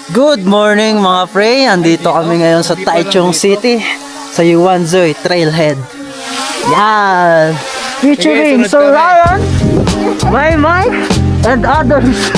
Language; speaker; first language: Filipino; non-native, local second language; Hiligaynon